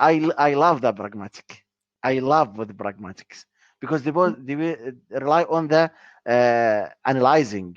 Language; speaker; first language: English; non-native, learner; Arabic